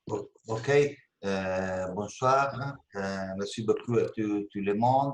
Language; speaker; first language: French; non-native, learner; Italian